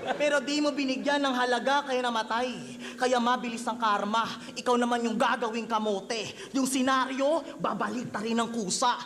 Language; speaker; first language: Filipino; non-native, local second language; Hiligaynon